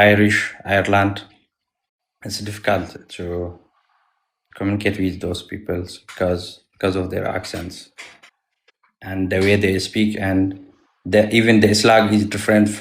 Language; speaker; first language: English; non-native, learner; Amharic